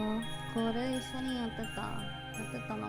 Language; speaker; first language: Japanese; non-native, learner; English